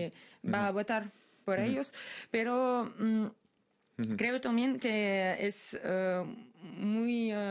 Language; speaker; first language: Spanish; non-native, fluent; Russian